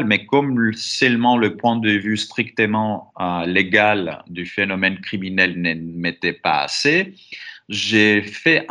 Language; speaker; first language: French; non-native, fluent; Greek